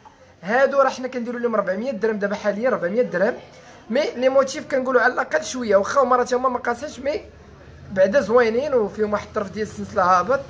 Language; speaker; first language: Arabic; native; Arabic